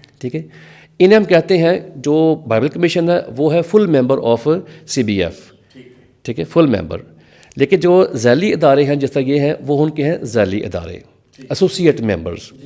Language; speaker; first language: Urdu; non-native, local second language; Punjabi